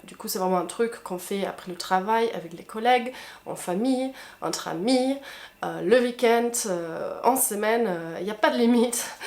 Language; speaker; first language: French; non-native, fluent; German